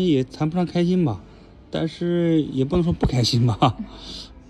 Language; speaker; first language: Chinese; native; Chinese